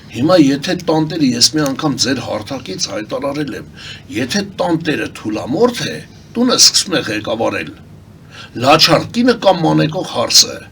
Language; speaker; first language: Armenian; non-native, local second language; Kurdish